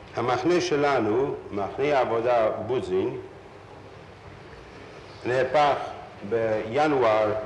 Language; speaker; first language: Hebrew; non-native, fluent; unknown